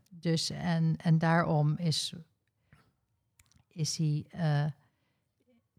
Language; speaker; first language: Dutch; early bilingual, heritage; Dutch